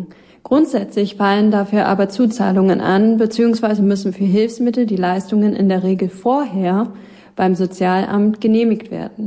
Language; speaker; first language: German; native; German